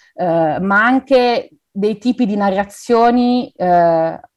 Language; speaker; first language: Italian; native; Italian